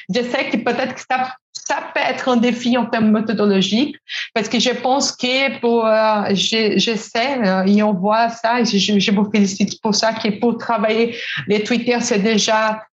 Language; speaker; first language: French; non-native, fluent; Portuguese